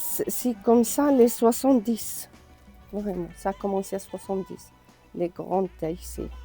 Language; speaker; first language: French; non-native, learner; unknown